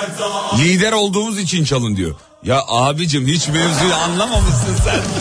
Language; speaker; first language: Turkish; native; Turkish